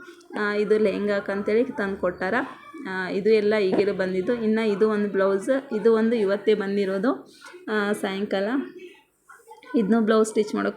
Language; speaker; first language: Kannada; native; Kannada